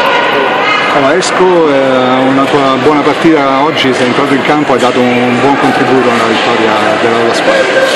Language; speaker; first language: Italian; native; Italian